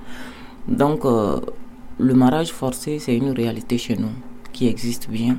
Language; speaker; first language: French; non-native, local second language; Bambara